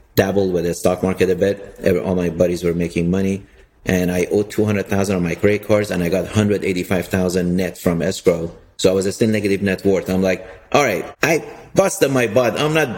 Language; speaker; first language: English; early bilingual, other home language; Persian